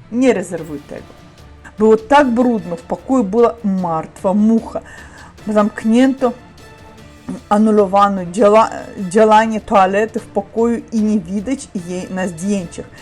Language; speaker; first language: Polish; non-native, learner; Russian